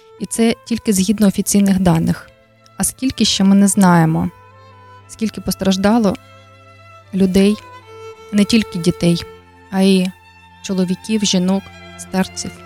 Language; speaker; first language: Ukrainian; native; Ukrainian